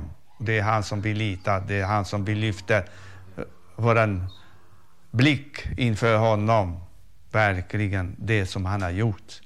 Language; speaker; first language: Swedish; non-native, fluent; Arabic